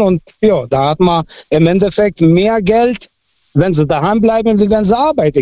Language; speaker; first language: German; non-native, fluent; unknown